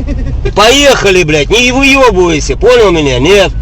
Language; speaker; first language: Russian; native; Russian